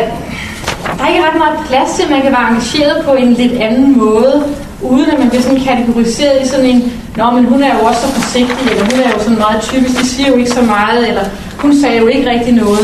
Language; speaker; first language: Danish; native; Danish